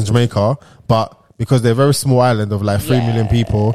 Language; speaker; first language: English; non-native, local second language; Yoruba